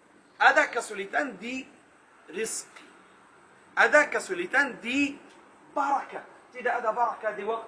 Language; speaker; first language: Indonesian; non-native, learner; Arabic